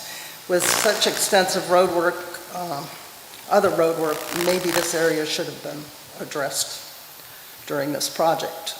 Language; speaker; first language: English; native; English